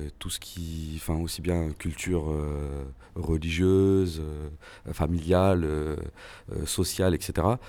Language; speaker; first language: French; early bilingual, other home language; Arabic